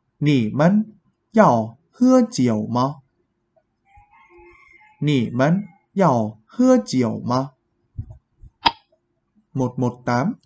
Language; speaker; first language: Chinese; non-native, fluent; Vietnamese